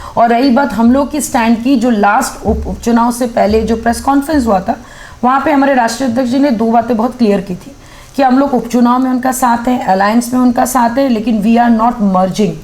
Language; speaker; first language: Hindi; native; Hindi